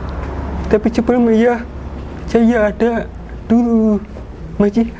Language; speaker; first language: Indonesian; non-native, local second language; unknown